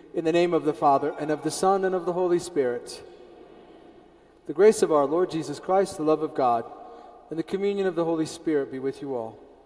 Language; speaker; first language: English; early bilingual, other home language; Spanish